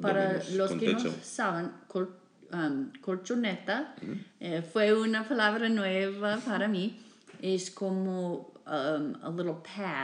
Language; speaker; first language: Spanish; non-native, fluent; English